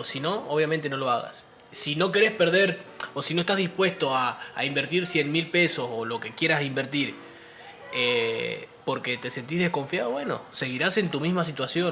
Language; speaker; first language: Spanish; native; Spanish